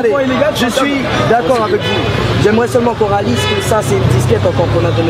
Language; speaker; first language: French; native; French